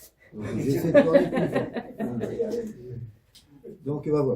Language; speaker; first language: French; native; French